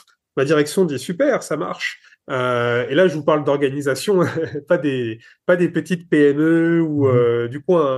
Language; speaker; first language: French; native; French